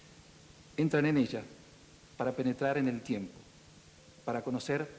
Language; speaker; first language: Spanish; native; Spanish